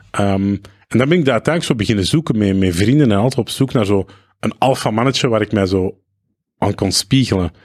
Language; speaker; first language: Dutch; early bilingual, other home language; Arabic